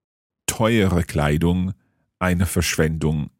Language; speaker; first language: German; non-native, learner; English